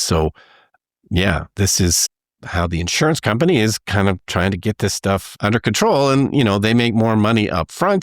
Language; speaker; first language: English; native; English